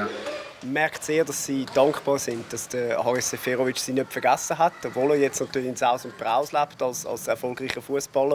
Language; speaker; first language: German; native; German